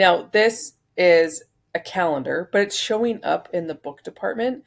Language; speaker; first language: English; native; English